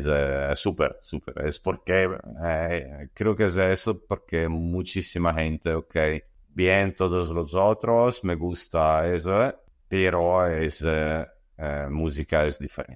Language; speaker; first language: Spanish; non-native, learner; Italian